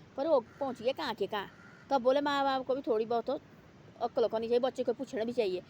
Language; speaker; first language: Hindi; non-native, local second language; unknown